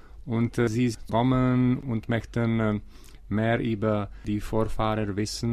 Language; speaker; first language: German; non-native, learner; Czech